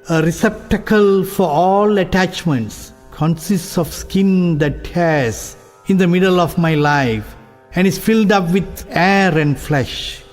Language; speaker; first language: English; non-native, local second language; Tamil